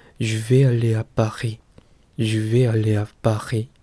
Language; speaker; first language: French; non-native, learner; Korean